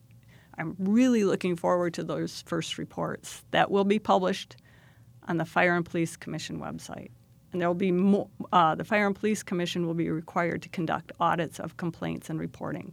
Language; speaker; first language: English; native; English